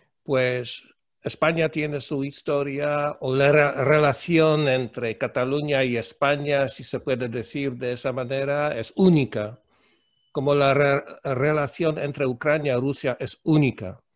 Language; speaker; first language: Spanish; non-native, fluent; Polish